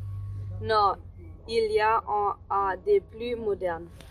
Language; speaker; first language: French; non-native, learner; German